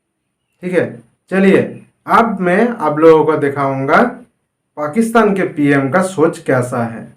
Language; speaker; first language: Hindi; non-native, fluent; Bangla